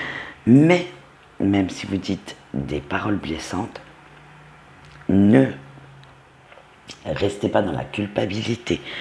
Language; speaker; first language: French; native; French